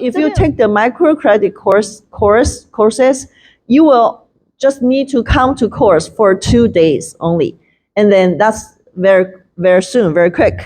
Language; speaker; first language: English; non-native, fluent; Chinese